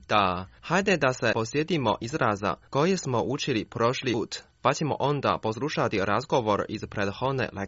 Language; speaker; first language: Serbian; non-native, fluent; Chinese